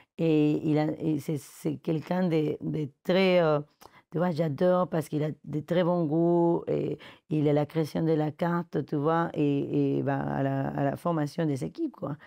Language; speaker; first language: French; non-native, fluent; Spanish